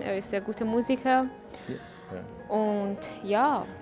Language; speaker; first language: German; non-native, fluent; Persian